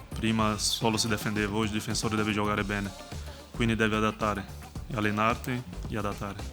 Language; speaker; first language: Italian; non-native, fluent; Portuguese